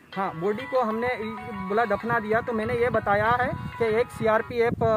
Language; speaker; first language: Hindi; non-native, local second language; Gujarati